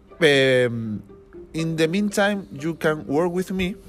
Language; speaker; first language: English; non-native, learner; Spanish